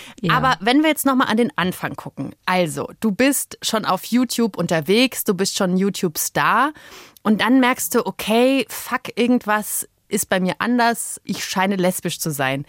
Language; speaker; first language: German; native; German